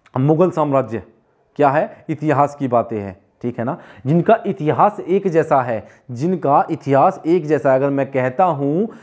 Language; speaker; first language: Hindi; native; Hindi